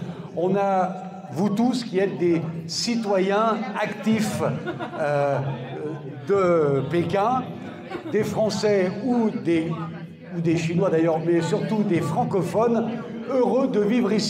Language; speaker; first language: French; native; French